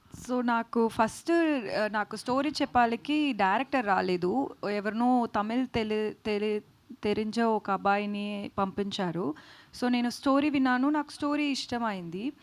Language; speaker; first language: Telugu; non-native, fluent; Tamil